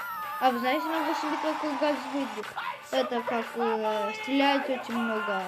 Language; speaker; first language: Russian; non-native, local second language; Ukrainian